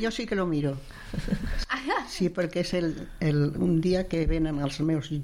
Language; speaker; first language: Catalan; non-native, local second language; Spanish